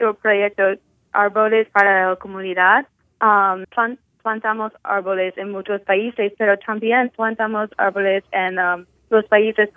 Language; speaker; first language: Spanish; non-native, learner; English